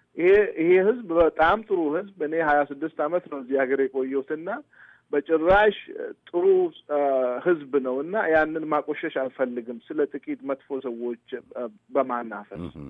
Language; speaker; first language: Amharic; native; Amharic